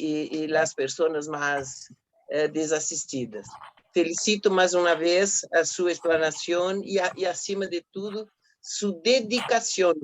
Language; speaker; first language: Spanish; non-native, fluent; Portuguese